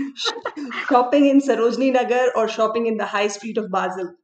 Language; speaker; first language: English; non-native, local second language; Hindi